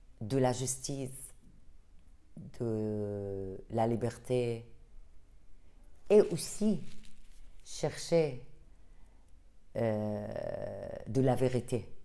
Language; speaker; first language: French; non-native, learner; Arabic